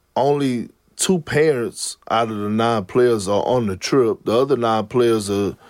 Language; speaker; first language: English; native; English